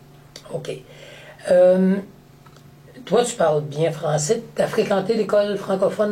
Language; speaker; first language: French; native; French